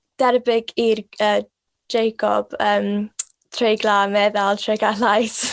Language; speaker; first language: Welsh; non-native, local second language; English